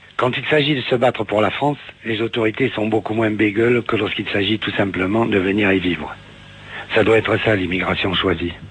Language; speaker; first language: French; native; French